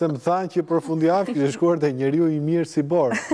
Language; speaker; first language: Albanian; native; Albanian